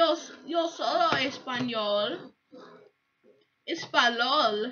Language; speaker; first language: Spanish; non-native, learner; English